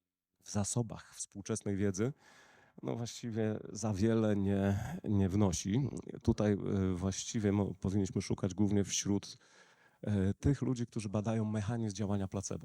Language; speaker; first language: Polish; native; Polish